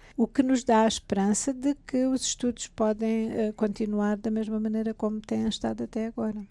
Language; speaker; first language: Portuguese; native; Portuguese